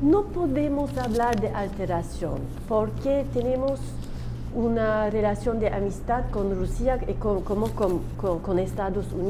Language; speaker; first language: Spanish; non-native, learner; Turkish